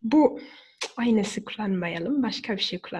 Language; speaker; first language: Turkish; non-native, fluent; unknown